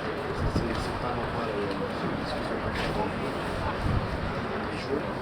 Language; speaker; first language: French; non-native, fluent; English